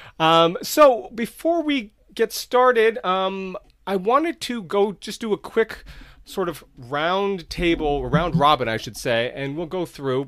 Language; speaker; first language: English; native; English